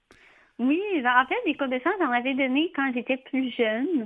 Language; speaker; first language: French; native; French